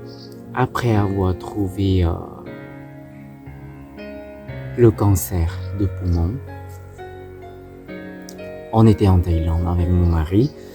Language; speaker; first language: French; non-native, fluent; Thai